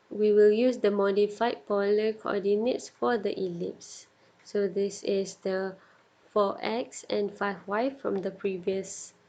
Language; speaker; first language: English; non-native, local second language; Malay